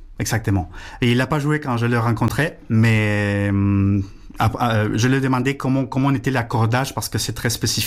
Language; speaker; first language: French; non-native, fluent; Spanish